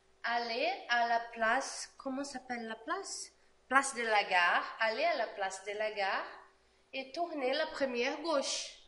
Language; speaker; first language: French; non-native, fluent; Portuguese